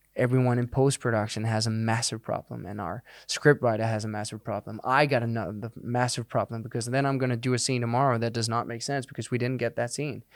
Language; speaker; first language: English; non-native, fluent; Danish